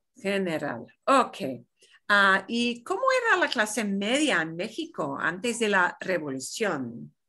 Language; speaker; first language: Spanish; non-native, fluent; English